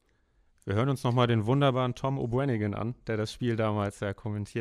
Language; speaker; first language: German; native; German